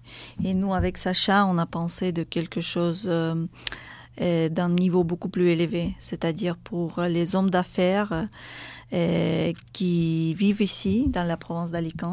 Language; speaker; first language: French; non-native, fluent; Russian